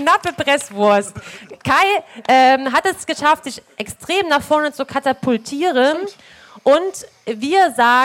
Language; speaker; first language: German; native; German